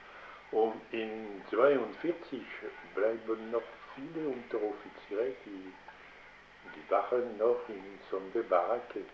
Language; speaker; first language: German; non-native, learner; French